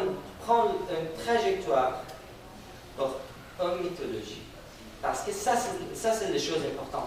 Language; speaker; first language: French; non-native, fluent; Persian